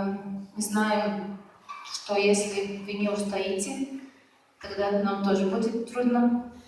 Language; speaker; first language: Russian; non-native, fluent; Latvian